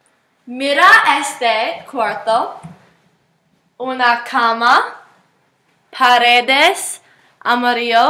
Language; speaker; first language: Spanish; non-native, learner; English